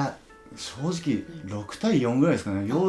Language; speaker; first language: Japanese; native; Japanese